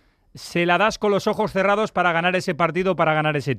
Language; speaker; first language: Spanish; native; Spanish